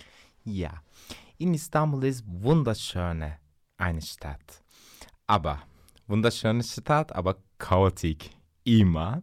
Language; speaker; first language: German; non-native, learner; Turkish